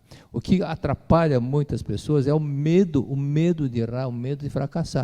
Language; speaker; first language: Portuguese; native; Portuguese